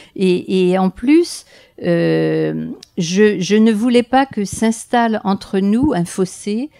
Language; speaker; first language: French; native; French